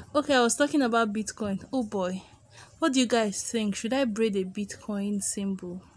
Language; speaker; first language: English; non-native, local second language; Igbo